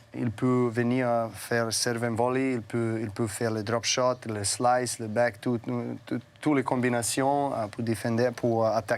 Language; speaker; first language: French; non-native, fluent; Serbian